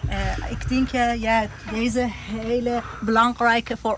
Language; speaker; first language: Dutch; non-native, learner; Persian